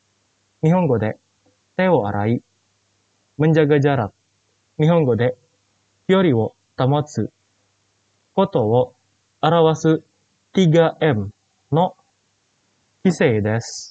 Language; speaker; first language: Japanese; non-native, fluent; Indonesian